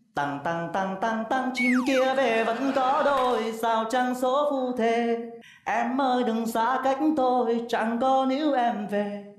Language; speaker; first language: Vietnamese; native; Vietnamese